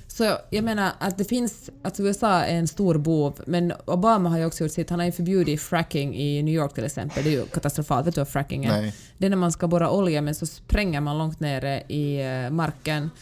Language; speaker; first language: Swedish; native; Swedish